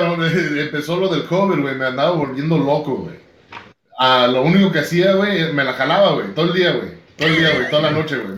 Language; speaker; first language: English; native; English